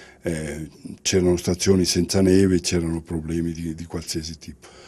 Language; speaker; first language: Italian; native; Italian